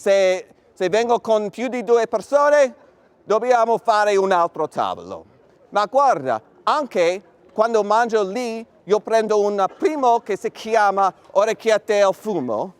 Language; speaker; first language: Italian; non-native, fluent; English